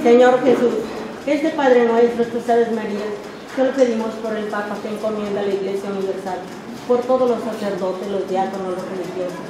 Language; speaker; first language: Spanish; native; Spanish